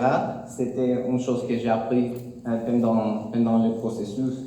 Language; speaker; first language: French; non-native, learner; Spanish